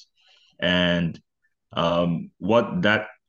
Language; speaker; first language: English; non-native, local second language; Igbo